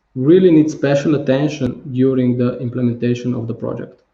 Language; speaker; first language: English; non-native, fluent; Slovenian